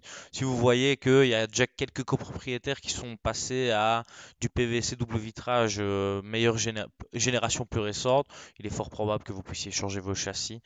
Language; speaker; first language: French; native; French